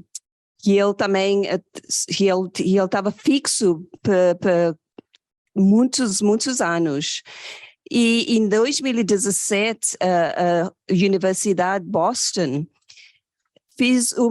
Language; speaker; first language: Portuguese; non-native, fluent; English